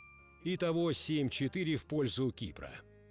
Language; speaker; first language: Russian; native; Russian